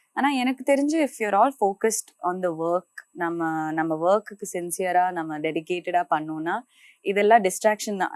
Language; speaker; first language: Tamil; non-native, local second language; Malayalam